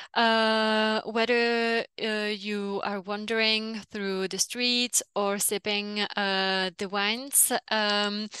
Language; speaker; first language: English; non-native, fluent; Czech